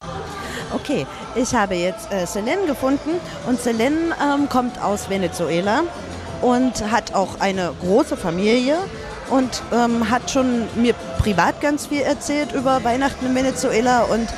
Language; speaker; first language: German; native; German